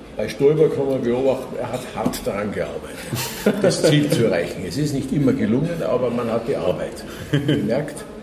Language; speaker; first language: German; native; German